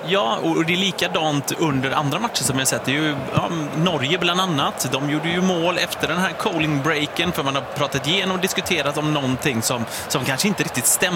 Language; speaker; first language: Swedish; native; Swedish